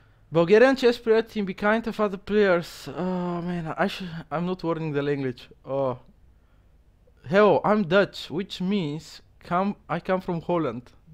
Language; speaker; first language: English; non-native, learner; Bulgarian